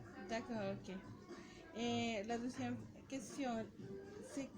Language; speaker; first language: French; non-native, learner; Spanish